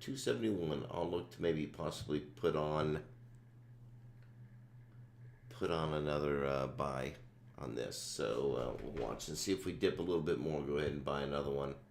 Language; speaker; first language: English; native; English